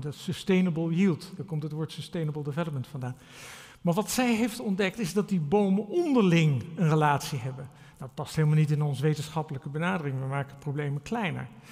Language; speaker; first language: Dutch; native; Dutch